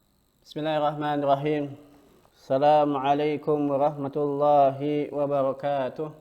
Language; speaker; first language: Arabic; non-native, fluent; Indonesian